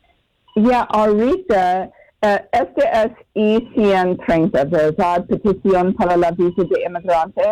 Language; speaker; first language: Spanish; non-native, fluent; English